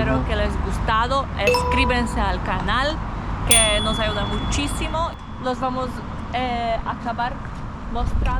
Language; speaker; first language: Spanish; non-native, fluent; Portuguese